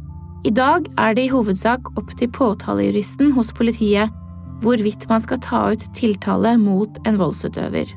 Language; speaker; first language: Norwegian; native; Norwegian